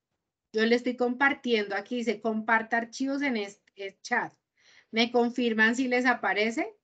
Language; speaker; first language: Spanish; native; Spanish